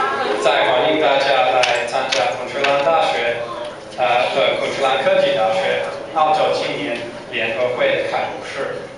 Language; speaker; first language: Chinese; non-native, learner; English